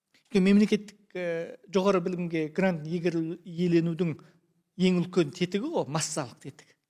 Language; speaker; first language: Kazakh; native; Kazakh